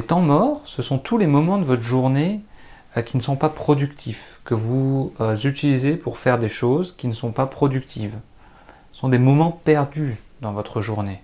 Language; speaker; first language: French; native; French